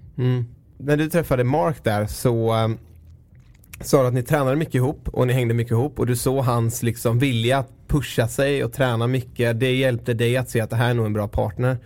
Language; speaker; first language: Swedish; native; Swedish